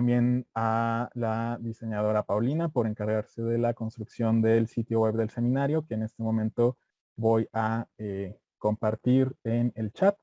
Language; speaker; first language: Spanish; native; Spanish